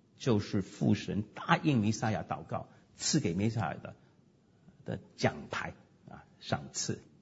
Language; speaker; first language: Chinese; non-native, local second language; Cantonese